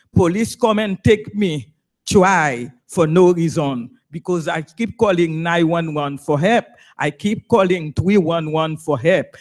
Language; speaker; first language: English; non-native, learner; Haitian Creole